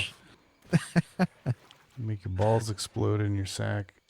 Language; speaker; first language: English; native; English